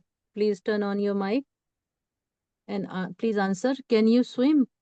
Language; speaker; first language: English; non-native, local second language; Hindi